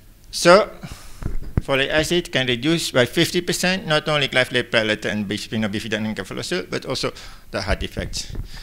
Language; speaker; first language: English; non-native, fluent; Dutch